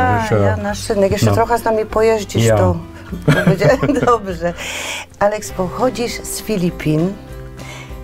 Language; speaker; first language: Polish; native; Polish